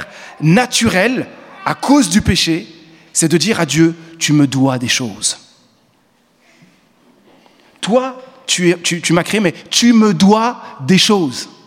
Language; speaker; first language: French; native; French